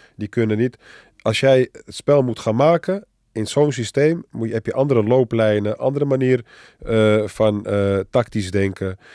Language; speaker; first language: Dutch; early bilingual, other home language; Arabic